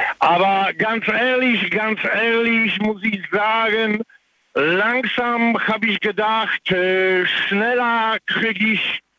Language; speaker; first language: German; non-native, learner; Polish